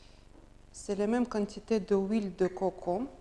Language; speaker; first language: French; non-native, learner; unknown